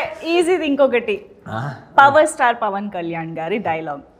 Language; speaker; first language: Telugu; native; Telugu